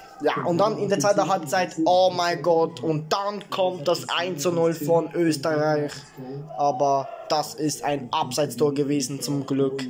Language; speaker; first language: German; early bilingual, other home language; Italian